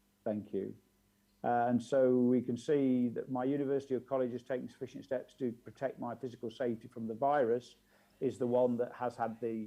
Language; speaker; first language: English; non-native, local second language; Indonesian